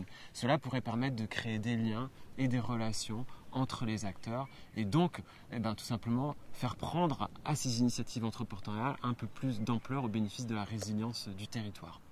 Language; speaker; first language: French; native; French